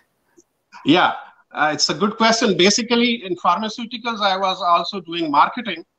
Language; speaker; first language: English; non-native, local second language; Pashto